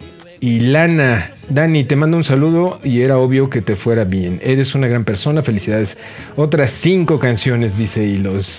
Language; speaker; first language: Spanish; native; Spanish